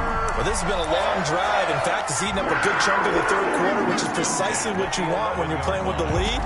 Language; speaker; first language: English; native; English